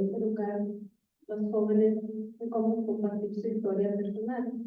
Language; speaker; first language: Spanish; early bilingual, other home language; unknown